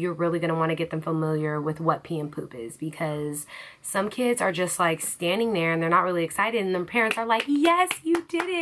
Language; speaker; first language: English; native; English